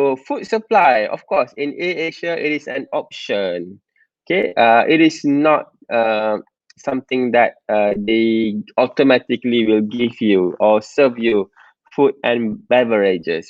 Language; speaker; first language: English; non-native, local second language; Malay